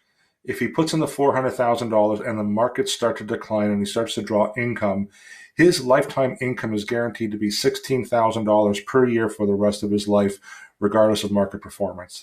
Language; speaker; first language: English; native; English